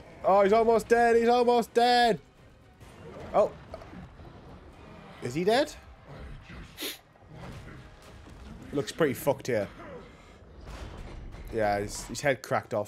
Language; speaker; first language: English; native; English